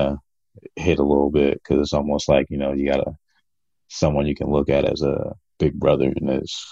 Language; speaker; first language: English; native; English